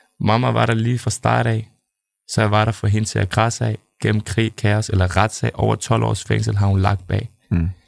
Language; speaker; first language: Danish; native; Danish